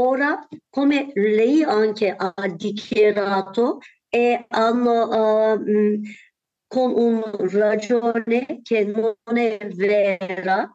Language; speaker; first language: Italian; non-native, learner; Turkish